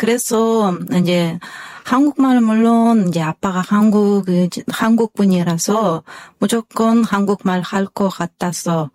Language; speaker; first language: Korean; non-native, fluent; Kyrgyz